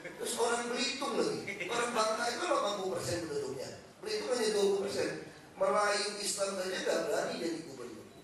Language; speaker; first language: Indonesian; native; Indonesian